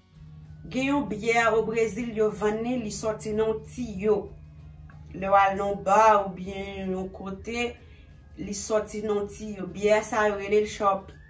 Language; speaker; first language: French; non-native, local second language; Haitian Creole